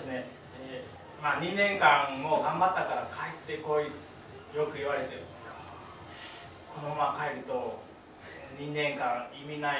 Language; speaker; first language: Japanese; non-native, fluent; Vietnamese